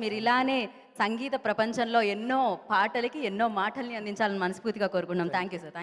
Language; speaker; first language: Telugu; native; Telugu